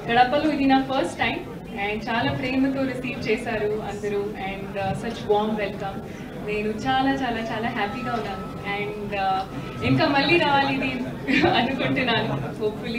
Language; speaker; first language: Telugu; non-native, learner; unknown